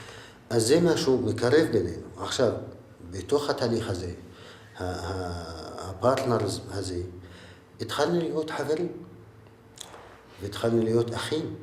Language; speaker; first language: Hebrew; non-native, local second language; Arabic